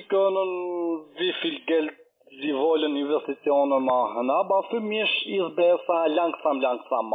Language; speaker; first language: German; non-native, learner; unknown